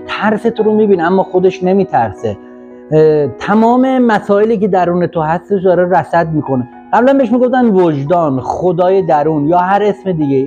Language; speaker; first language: Persian; native; Persian